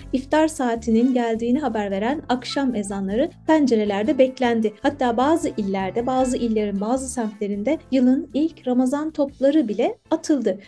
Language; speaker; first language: Turkish; native; Turkish